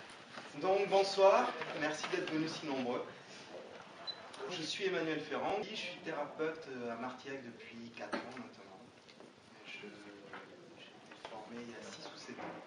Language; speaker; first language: French; native; French